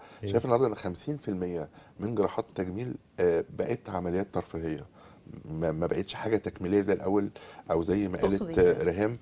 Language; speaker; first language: Arabic; native; Arabic